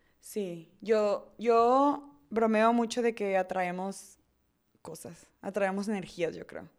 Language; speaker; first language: Spanish; early bilingual, heritage; Spanish